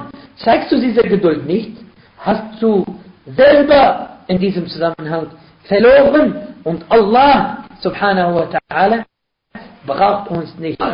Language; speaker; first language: German; non-native, fluent; Arabic